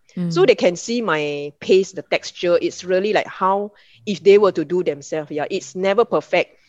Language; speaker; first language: English; non-native, local second language; Min Nan Chinese